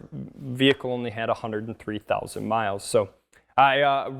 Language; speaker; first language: English; native; English